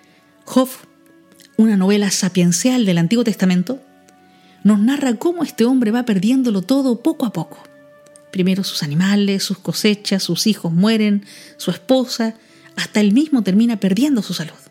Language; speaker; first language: Spanish; native; Spanish